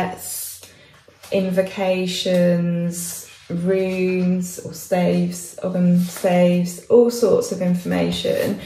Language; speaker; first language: English; native; English